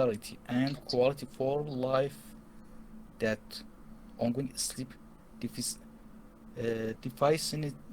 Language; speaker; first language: English; non-native, learner; Persian